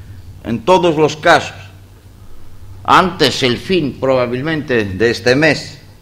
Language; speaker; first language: Spanish; non-native, fluent; Greek